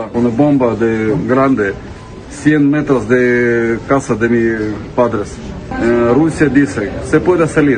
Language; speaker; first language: Spanish; non-native, learner; Ukrainian